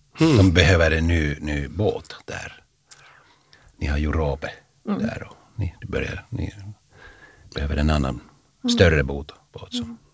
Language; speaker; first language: Swedish; non-native, fluent; Finnish